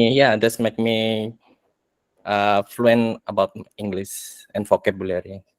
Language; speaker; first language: English; non-native, learner; Indonesian